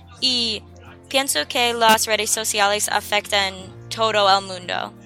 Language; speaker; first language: Spanish; non-native, learner; English